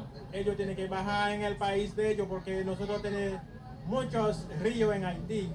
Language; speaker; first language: Spanish; non-native, fluent; Haitian Creole